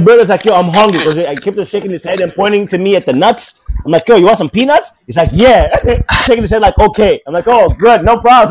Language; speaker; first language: English; non-native, local second language; Swahili